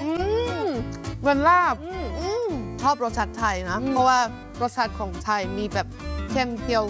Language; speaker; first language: Thai; non-native, fluent; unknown